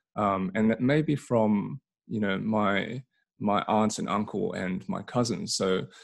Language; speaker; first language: English; native; English